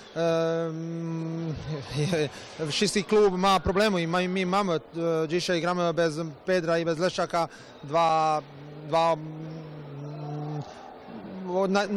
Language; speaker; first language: Polish; non-native, learner; Croatian